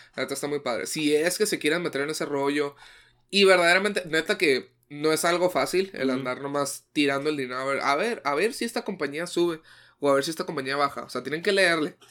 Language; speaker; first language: Spanish; native; Spanish